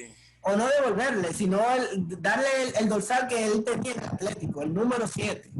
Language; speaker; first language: Spanish; native; Spanish